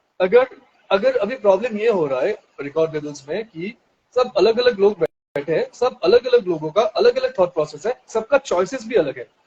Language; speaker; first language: Hindi; non-native, local second language; Bangla